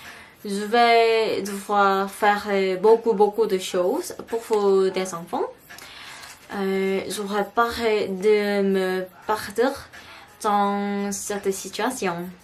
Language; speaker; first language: French; non-native, learner; Korean